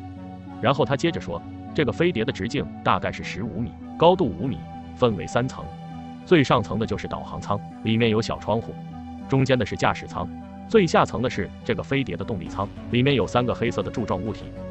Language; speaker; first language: Chinese; native; Chinese